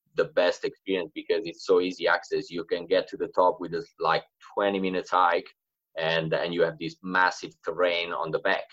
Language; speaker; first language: English; non-native, fluent; Italian